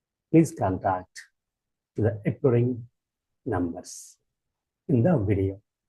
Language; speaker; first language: English; non-native, local second language; Telugu